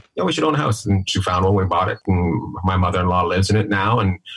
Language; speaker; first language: English; native; English